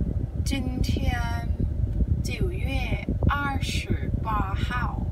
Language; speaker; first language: Chinese; non-native, learner; Thai